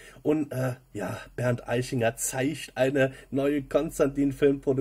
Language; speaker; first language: German; native; German